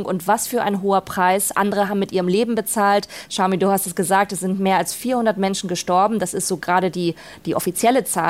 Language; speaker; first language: German; native; German